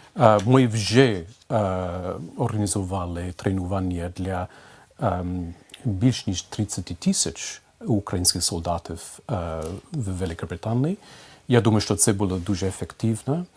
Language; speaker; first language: Ukrainian; non-native, fluent; English